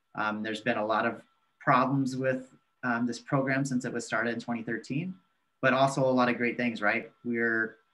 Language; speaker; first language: English; native; English